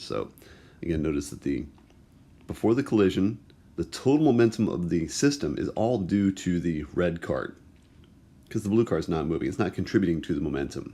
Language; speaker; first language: English; native; English